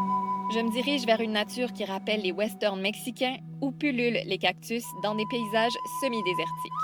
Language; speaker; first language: French; native; French